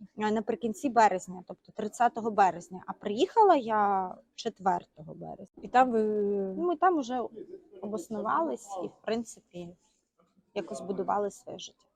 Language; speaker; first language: Ukrainian; native; Ukrainian